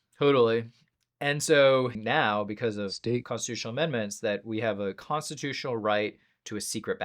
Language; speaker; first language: English; native; English